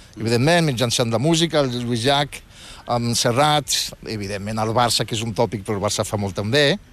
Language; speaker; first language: Catalan; non-native, fluent; Riffian